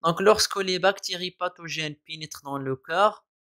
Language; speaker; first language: French; non-native, local second language; Arabic